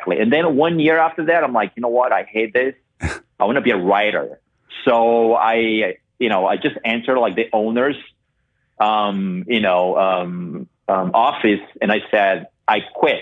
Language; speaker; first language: English; non-native, fluent; Portuguese